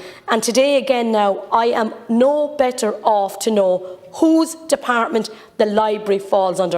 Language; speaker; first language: English; native; English